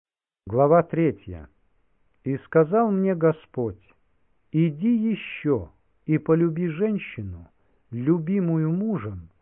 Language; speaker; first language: Russian; native; Russian